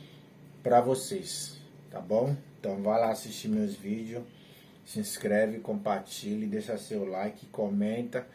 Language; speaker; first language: Portuguese; non-native, learner; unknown